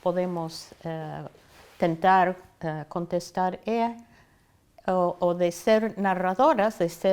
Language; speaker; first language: Galician; non-native, fluent; English